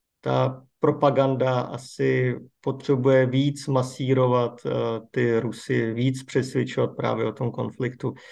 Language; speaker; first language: Czech; native; Czech